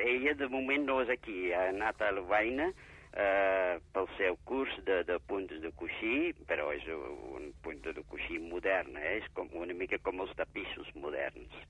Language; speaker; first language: Catalan; non-native, fluent; Dutch